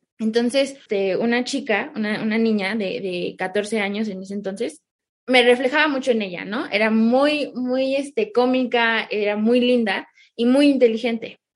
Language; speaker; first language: Spanish; early bilingual, heritage; Spanish